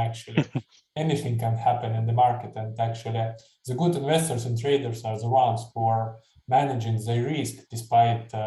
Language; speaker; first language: English; non-native, fluent; Estonian